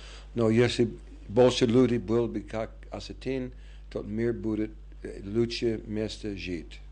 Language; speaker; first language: Russian; non-native, learner; English